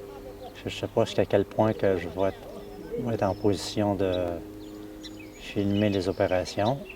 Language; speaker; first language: French; native; French